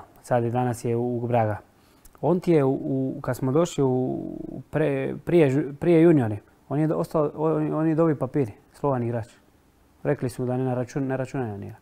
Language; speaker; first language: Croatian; non-native, fluent; Spanish